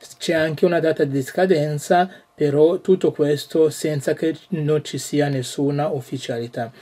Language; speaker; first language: Italian; non-native, fluent; French